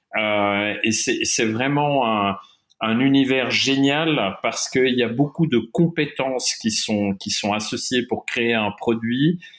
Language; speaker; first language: French; non-native, local second language; German